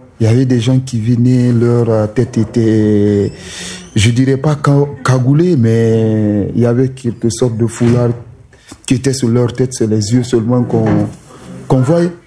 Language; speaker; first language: French; non-native, local second language; Susu